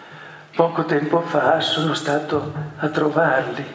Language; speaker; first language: Italian; native; Italian